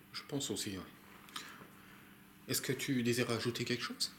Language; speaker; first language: French; native; French